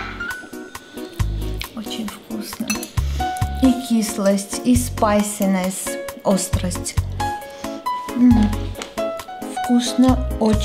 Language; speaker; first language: Russian; non-native, local second language; Armenian